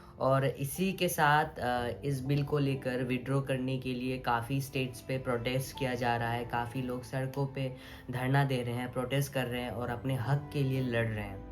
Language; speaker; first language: Hindi; non-native, local second language; Assamese